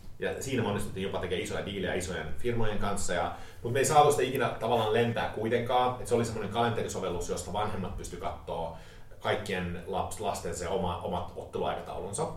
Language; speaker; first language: Finnish; early bilingual, heritage; Finnish